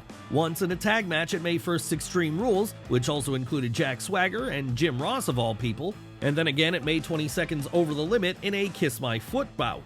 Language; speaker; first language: English; native; English